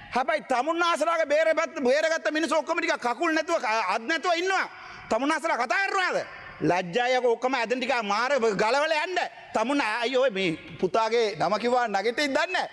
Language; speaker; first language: Sinhala; non-native, local second language; Tamil